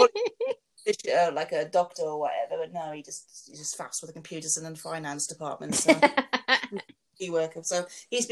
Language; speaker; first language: English; native; English